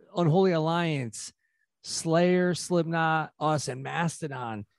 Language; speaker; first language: English; native; English